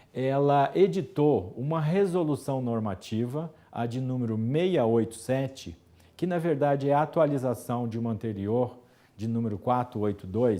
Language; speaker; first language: Portuguese; native; Portuguese